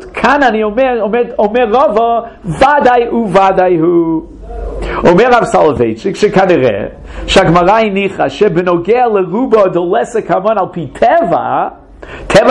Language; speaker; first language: Hebrew; non-native, fluent; English